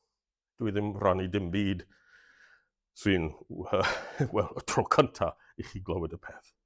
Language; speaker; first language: Welsh; non-native, fluent; English